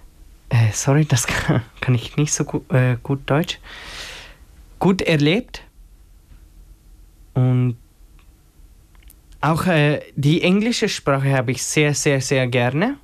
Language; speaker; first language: German; non-native, learner; Albanian